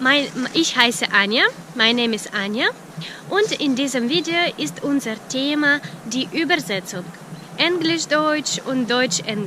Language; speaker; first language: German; non-native, fluent; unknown